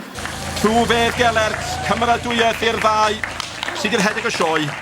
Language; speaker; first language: Welsh; native; Welsh